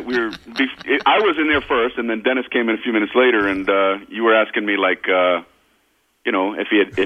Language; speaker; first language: English; native; English